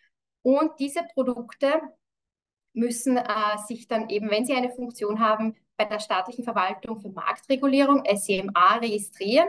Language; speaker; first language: German; native; German